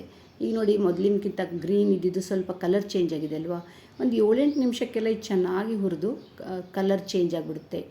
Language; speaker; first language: Kannada; native; Kannada